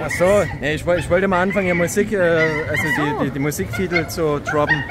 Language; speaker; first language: German; native; German